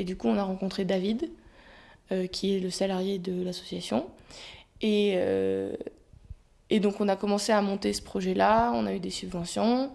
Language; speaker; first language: French; native; French